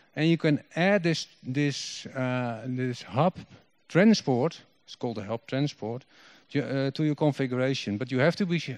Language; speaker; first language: English; non-native, fluent; Dutch